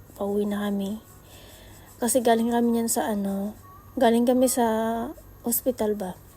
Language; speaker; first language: Filipino; native; Filipino